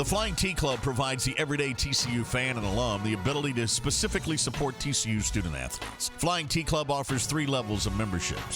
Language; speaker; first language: English; native; English